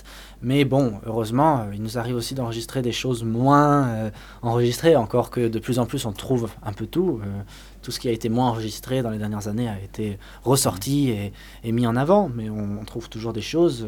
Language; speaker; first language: French; native; French